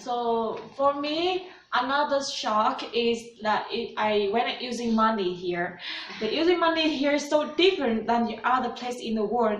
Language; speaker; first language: English; non-native, learner; Vietnamese